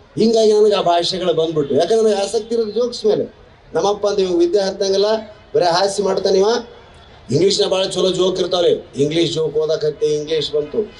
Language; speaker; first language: Kannada; native; Kannada